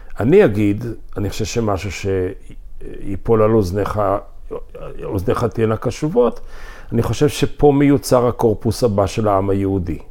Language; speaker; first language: Hebrew; native; Hebrew